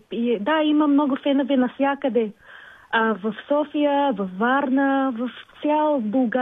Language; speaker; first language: Bulgarian; non-native, learner; Filipino